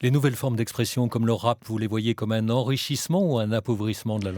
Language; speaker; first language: French; native; French